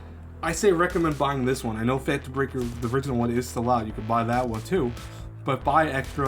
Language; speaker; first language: English; native; English